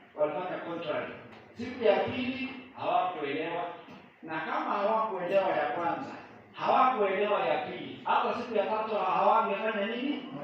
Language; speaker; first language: Swahili; non-native, local second language; Kalenjin